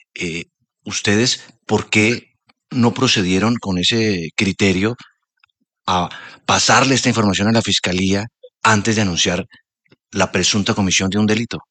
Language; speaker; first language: Spanish; native; Spanish